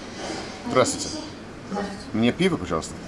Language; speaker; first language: Russian; non-native, learner; English